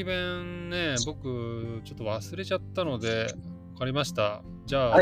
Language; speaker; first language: Japanese; native; Japanese